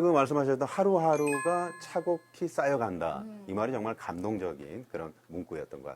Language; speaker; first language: Korean; native; Korean